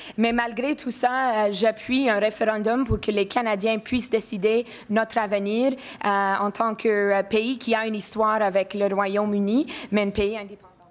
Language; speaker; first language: French; non-native, local second language; English